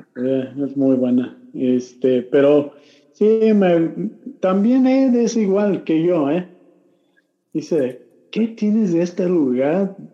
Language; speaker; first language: Spanish; non-native, learner; English